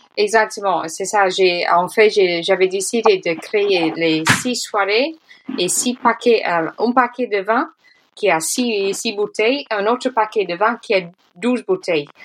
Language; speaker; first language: French; non-native, fluent; English